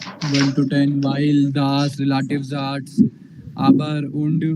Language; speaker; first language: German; non-native, fluent; Hindi